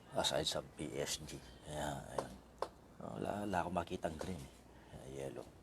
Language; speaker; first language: Filipino; non-native, local second language; Iloko